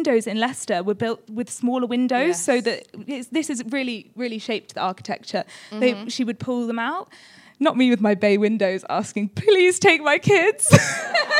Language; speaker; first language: English; native; English